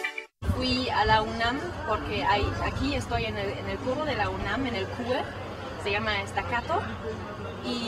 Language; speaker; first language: Spanish; non-native, fluent; German